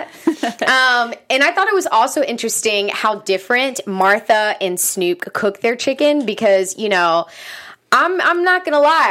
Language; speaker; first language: English; native; English